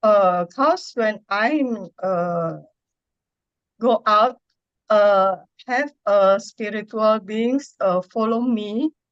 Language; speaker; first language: English; non-native, learner; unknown